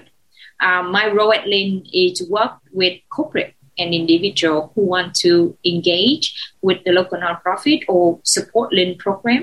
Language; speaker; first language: English; non-native, fluent; Vietnamese